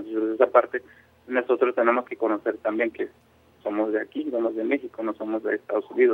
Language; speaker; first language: Spanish; non-native, local second language; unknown